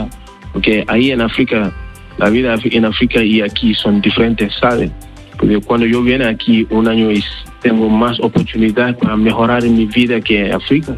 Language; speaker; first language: Spanish; non-native, learner; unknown